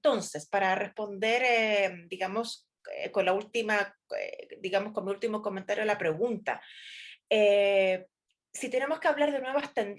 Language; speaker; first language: Spanish; native; Spanish